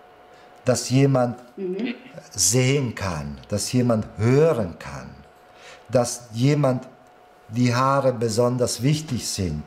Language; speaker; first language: German; non-native, fluent; Italian